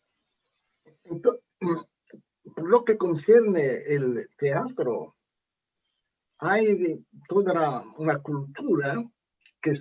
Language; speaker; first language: Spanish; non-native, fluent; Italian